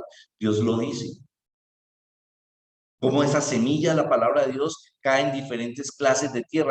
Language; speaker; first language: Spanish; native; Spanish